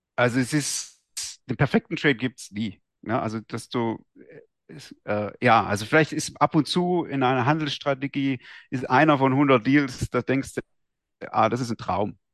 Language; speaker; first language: German; native; German